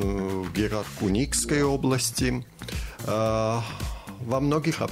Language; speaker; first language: Russian; non-native, fluent; Armenian